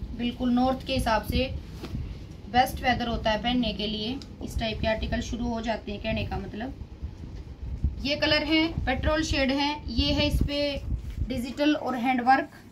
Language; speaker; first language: Hindi; native; Hindi